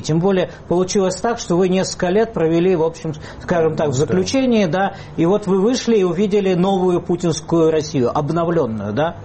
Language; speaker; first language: Russian; native; Russian